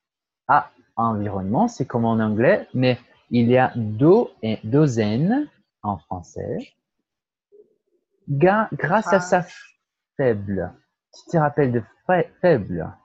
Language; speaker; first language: French; non-native, fluent; Portuguese